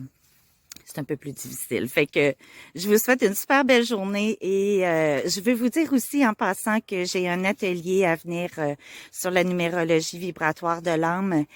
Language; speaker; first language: French; native; French